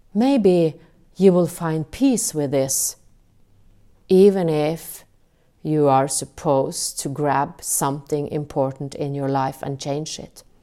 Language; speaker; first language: English; non-native, fluent; Norwegian